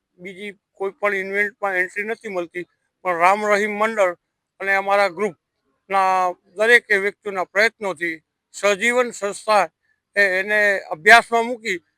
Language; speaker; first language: Gujarati; native; Gujarati